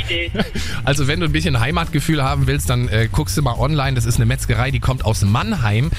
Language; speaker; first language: German; native; German